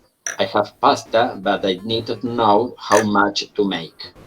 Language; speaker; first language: English; non-native, learner; Spanish